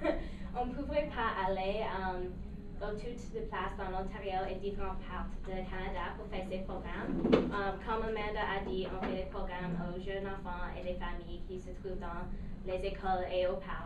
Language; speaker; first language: French; non-native, local second language; English